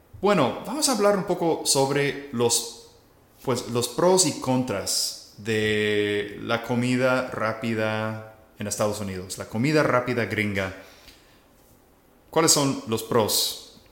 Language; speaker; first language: Spanish; non-native, fluent; English